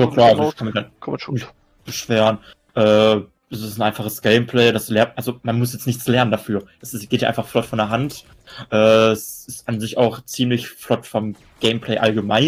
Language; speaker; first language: German; native; German